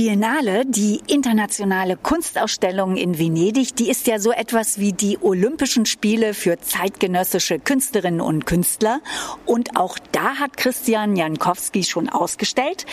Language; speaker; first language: German; native; German